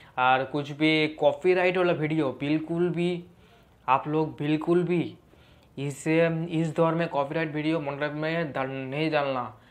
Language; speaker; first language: Hindi; non-native, local second language; Bangla